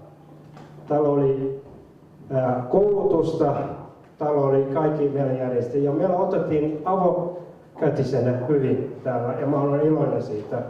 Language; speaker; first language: Finnish; non-native, fluent; Somali